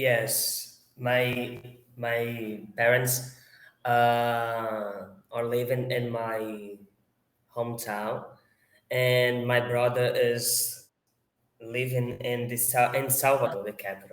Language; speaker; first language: English; non-native, fluent; Portuguese